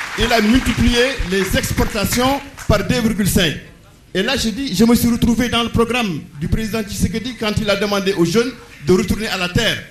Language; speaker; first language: French; non-native, local second language; Wolof